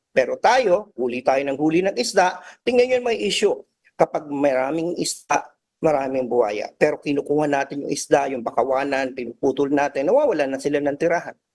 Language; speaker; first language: Filipino; native; Filipino